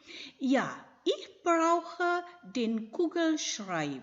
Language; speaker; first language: German; non-native, fluent; Indonesian